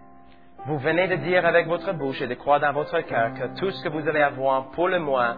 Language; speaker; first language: French; native; French